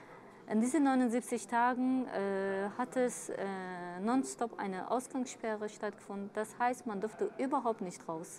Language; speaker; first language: German; early bilingual, other home language; Kurdish